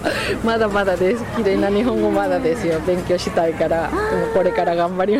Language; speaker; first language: Japanese; non-native, learner; Spanish